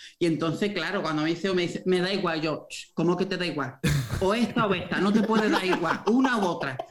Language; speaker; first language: Spanish; native; Spanish